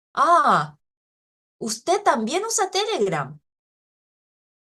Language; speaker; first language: Spanish; non-native, fluent; Korean